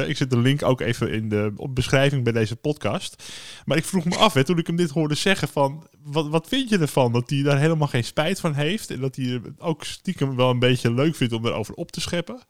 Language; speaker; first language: Dutch; native; Dutch